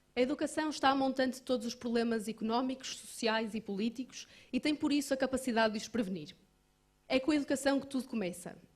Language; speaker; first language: Portuguese; native; Portuguese